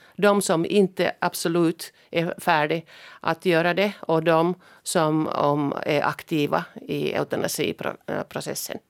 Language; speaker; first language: Swedish; non-native, local second language; Finnish